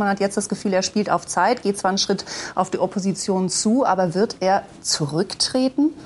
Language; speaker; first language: German; native; German